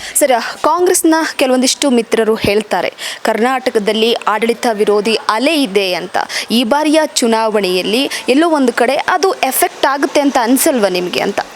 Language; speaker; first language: Kannada; native; Kannada